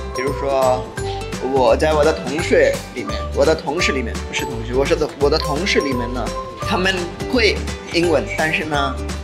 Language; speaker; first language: Chinese; non-native, fluent; Hindi